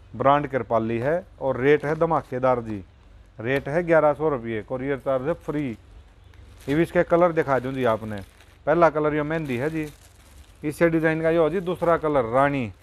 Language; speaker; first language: Hindi; native; Hindi